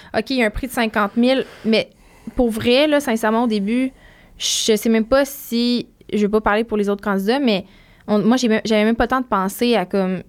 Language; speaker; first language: French; native; French